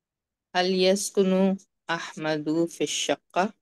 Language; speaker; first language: Arabic; non-native, learner; Urdu